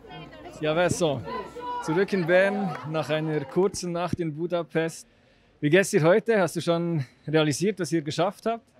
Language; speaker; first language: German; native; German